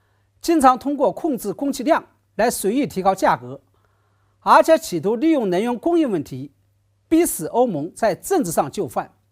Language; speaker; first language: Chinese; native; Chinese